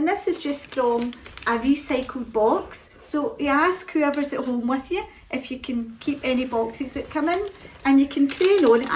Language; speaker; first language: English; native; English